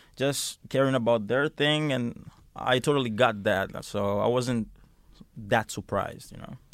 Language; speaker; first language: English; non-native, fluent; Finnish